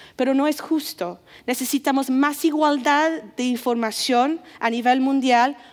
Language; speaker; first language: Spanish; non-native, fluent; English